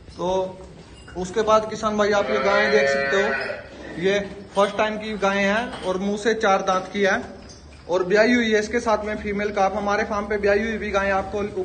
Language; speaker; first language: Hindi; native; Hindi